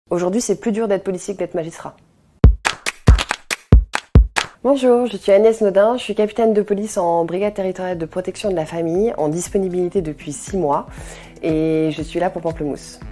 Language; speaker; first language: French; native; French